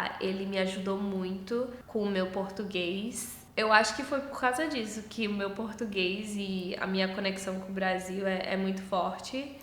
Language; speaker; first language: Portuguese; early bilingual, heritage; Portuguese